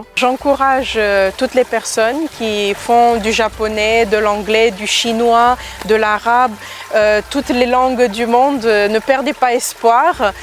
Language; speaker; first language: French; early bilingual, other home language; Romanian